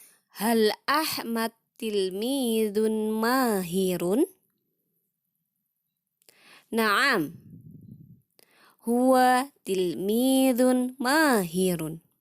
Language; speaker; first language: Arabic; non-native, fluent; Indonesian